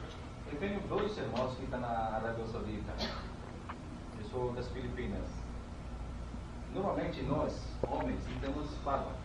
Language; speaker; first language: Portuguese; non-native, learner; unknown